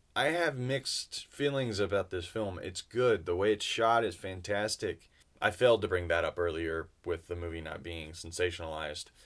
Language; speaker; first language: English; native; English